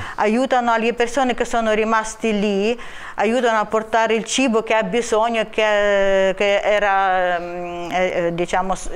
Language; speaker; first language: Italian; non-native, learner; Ukrainian